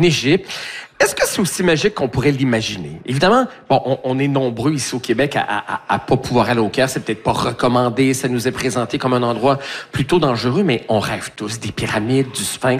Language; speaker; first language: French; native; French